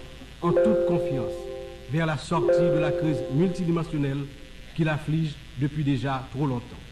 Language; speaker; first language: French; non-native, local second language; Haitian Creole